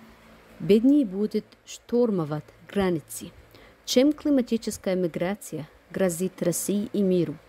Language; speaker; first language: Russian; non-native, fluent; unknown